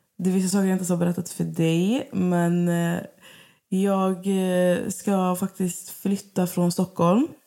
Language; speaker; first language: Swedish; native; Swedish